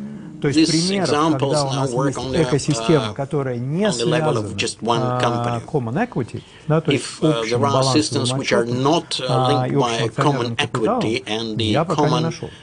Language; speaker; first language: Russian; native; Russian